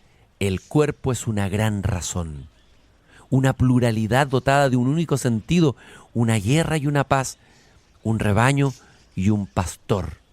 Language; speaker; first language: Spanish; native; Spanish